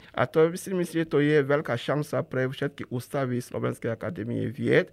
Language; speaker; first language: Slovak; non-native, fluent; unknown